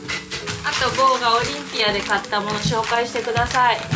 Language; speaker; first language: Japanese; native; Japanese